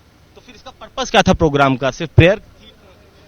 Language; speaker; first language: Hindi; native; Hindi